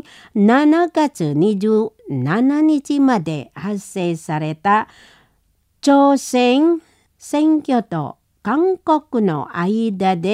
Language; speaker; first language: Japanese; non-native, learner; Indonesian